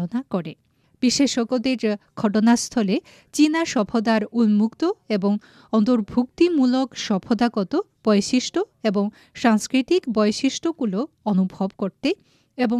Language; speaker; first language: Bangla; non-native, fluent; Chinese